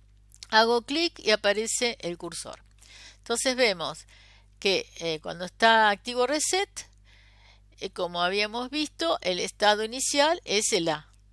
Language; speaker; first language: Spanish; native; Spanish